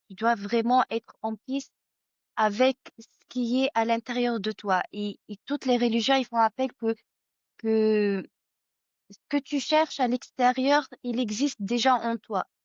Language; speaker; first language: French; non-native, local second language; Arabic